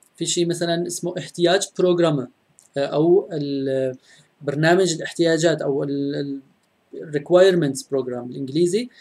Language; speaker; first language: Arabic; native; Arabic